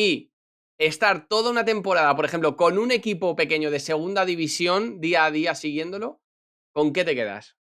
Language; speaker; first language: Spanish; native; Spanish